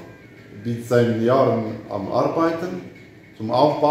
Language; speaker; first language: German; non-native, fluent; Albanian